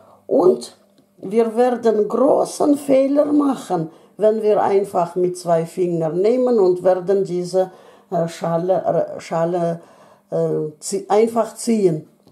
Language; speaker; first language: German; non-native, fluent; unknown